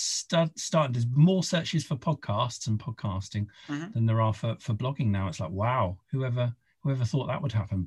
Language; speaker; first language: English; native; English